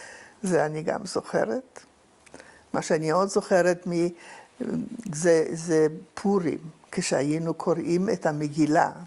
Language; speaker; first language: Hebrew; non-native, fluent; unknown